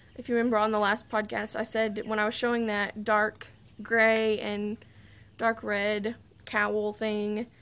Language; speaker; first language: English; native; English